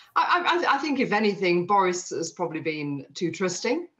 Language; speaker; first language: English; native; English